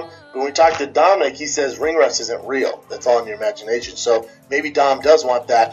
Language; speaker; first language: English; native; English